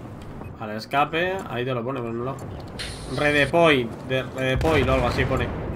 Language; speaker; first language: Spanish; native; Spanish